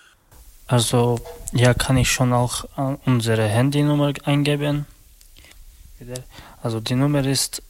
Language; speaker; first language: German; non-native, learner; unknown